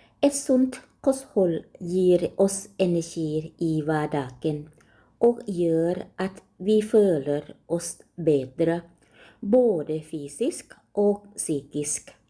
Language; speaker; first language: Norwegian; non-native, learner; Thai